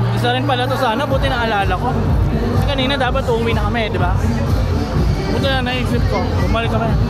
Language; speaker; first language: Filipino; native; Filipino